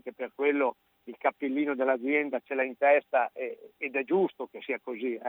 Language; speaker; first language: Italian; native; Italian